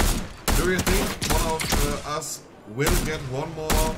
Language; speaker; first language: English; non-native, fluent; German